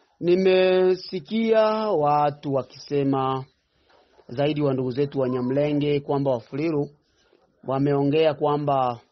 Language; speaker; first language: Swahili; non-native, local second language; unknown